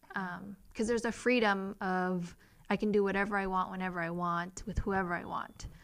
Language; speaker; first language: English; native; English